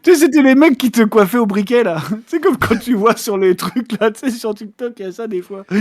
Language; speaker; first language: French; native; French